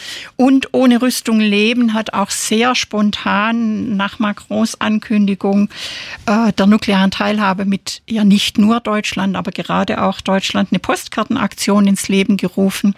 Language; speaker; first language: German; native; German